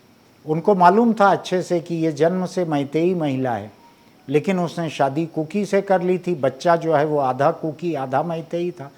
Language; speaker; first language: Hindi; native; Hindi